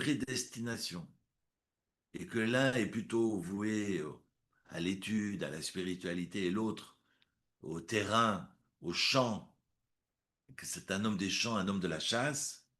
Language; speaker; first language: French; native; French